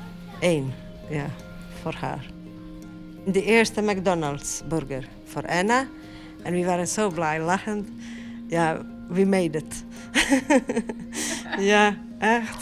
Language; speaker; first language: Dutch; non-native, fluent; Bosnian